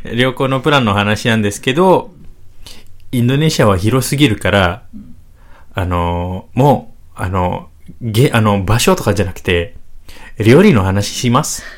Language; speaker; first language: Japanese; non-native, fluent; Indonesian